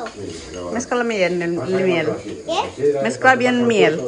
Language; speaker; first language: Spanish; non-native, learner; Indonesian